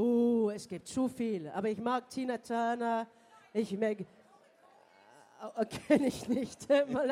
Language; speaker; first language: German; non-native, learner; English